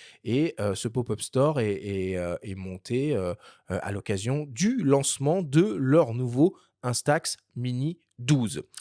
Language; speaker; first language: French; native; French